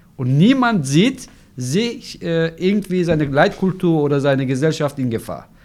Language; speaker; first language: German; non-native, fluent; Turkish